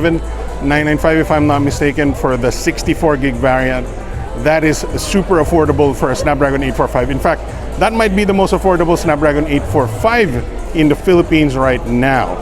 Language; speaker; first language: English; non-native, local second language; Filipino